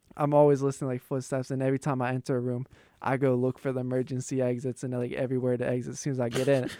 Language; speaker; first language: English; native; English